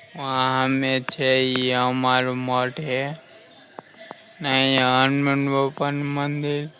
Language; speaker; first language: Gujarati; native; Gujarati